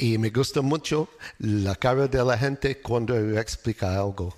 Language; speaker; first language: Spanish; non-native, learner; English